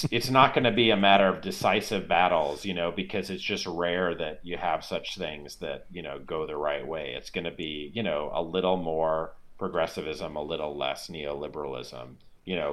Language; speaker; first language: English; native; English